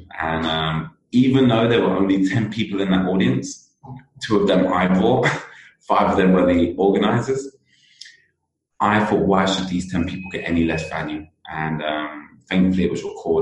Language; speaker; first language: English; native; English